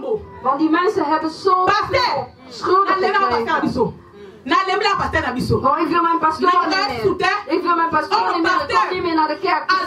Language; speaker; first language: Dutch; non-native, fluent; Lingala